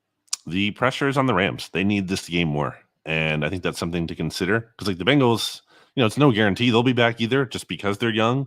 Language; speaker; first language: English; native; English